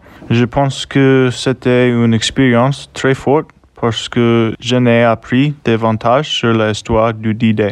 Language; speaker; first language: French; non-native, fluent; English